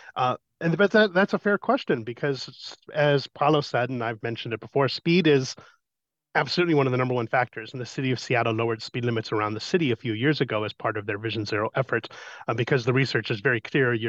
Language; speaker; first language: English; native; English